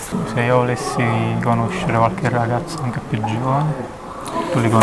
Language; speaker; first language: Italian; native; Italian